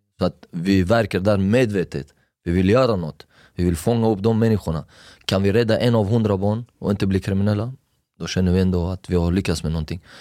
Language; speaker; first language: Swedish; non-native, fluent; Persian